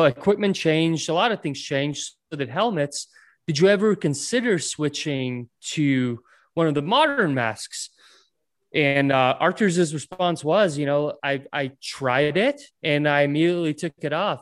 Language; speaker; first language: English; non-native, fluent; Latvian